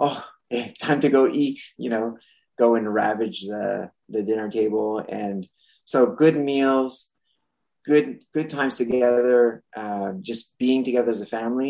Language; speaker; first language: English; non-native, fluent; French